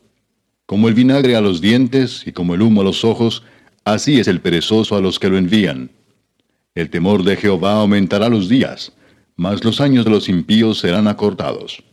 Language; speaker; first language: Spanish; native; Spanish